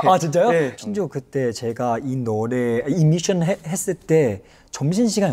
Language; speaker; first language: Korean; non-native, fluent; Chinese